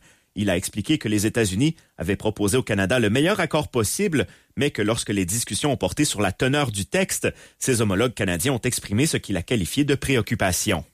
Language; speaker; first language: French; native; French